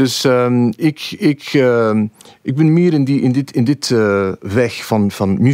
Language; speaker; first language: Dutch; non-native, fluent; English